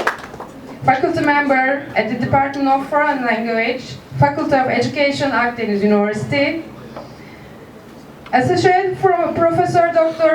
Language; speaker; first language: English; non-native, fluent; Turkish